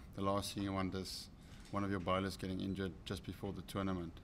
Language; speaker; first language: English; non-native, local second language; Afrikaans